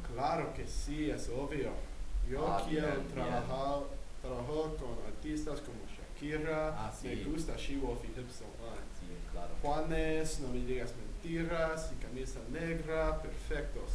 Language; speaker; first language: Spanish; non-native, learner; English